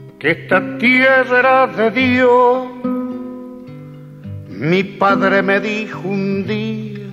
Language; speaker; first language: Spanish; native; Spanish